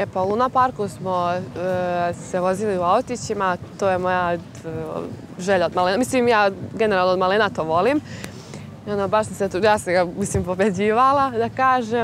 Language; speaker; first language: Serbian; native; Serbian